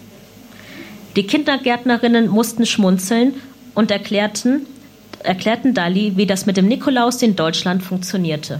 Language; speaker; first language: German; early bilingual, other home language; Punjabi